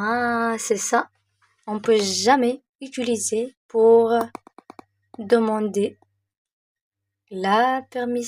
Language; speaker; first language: French; non-native, local second language; Arabic